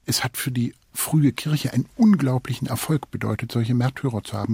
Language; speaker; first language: German; native; German